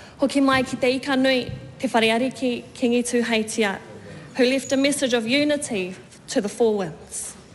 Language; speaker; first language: Māori; native; Māori